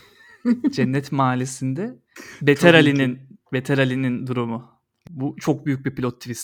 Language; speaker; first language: Turkish; native; Turkish